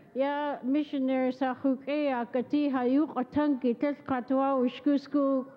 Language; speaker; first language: English; native; English